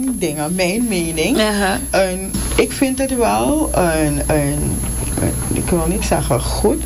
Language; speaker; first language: Dutch; non-native, local second language; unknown